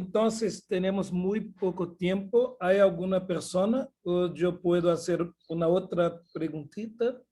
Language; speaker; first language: Spanish; non-native, learner; Portuguese